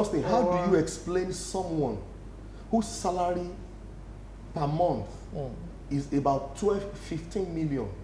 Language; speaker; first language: English; non-native, local second language; Yoruba